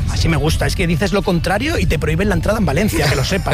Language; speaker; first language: Spanish; native; Spanish